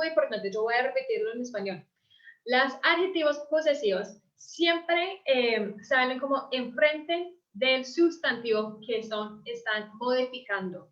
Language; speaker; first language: Spanish; early bilingual, heritage; English